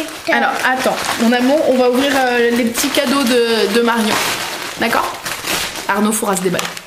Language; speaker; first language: French; native; French